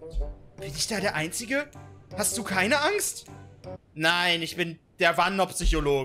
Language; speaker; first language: German; native; German